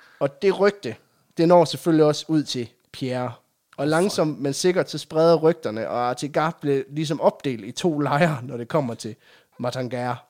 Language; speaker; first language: Danish; native; Danish